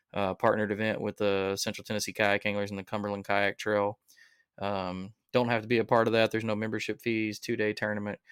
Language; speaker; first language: English; native; English